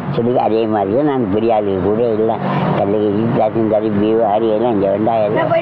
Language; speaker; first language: Tamil; early bilingual, heritage; Tamil